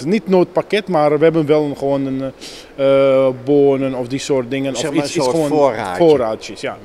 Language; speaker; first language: Dutch; non-native, fluent; Arabic